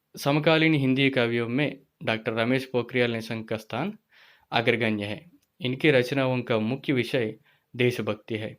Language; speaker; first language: Hindi; non-native, local second language; Telugu